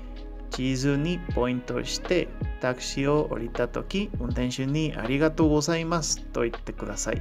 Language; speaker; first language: Japanese; non-native, learner; Spanish